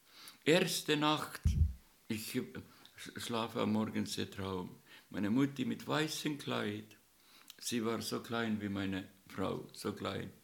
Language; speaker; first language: German; non-native, learner; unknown